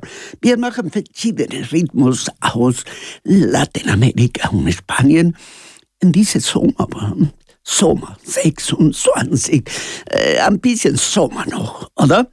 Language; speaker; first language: German; non-native, learner; Spanish